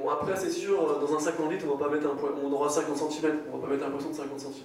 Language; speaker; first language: French; native; French